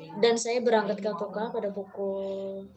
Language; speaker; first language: Indonesian; non-native, learner; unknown